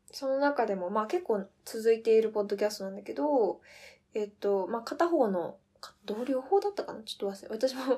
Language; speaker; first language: Japanese; early bilingual, heritage; Japanese